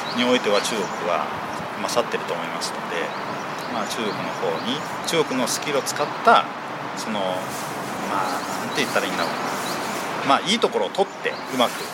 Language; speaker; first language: Japanese; early bilingual, other home language; Chinese